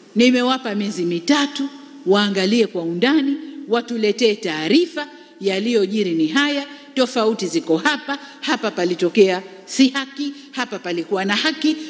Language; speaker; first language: Swahili; native; Swahili